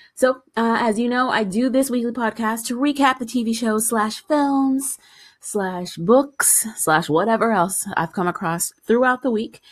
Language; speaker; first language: English; native; English